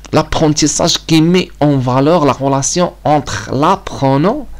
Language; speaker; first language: French; non-native, local second language; Arabic